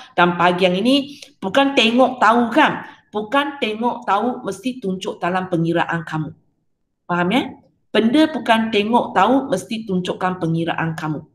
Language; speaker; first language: Malay; non-native, local second language; Chinese